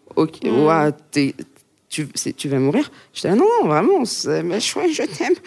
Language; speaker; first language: French; native; French